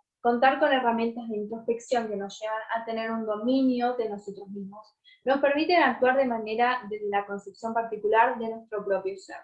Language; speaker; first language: Spanish; native; Spanish